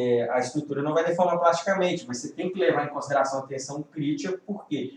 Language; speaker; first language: Portuguese; native; Portuguese